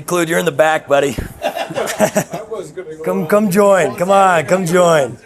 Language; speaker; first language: English; native; English